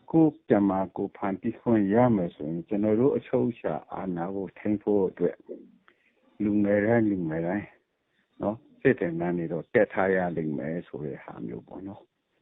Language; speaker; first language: Burmese; native; Burmese